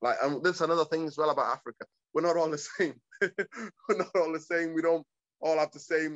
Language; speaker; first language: English; early bilingual, other home language; Somali